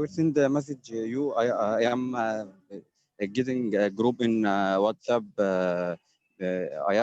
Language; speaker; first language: English; non-native, learner; Arabic